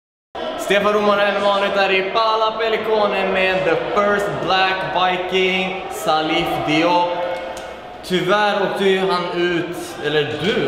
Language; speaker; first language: Swedish; native; Swedish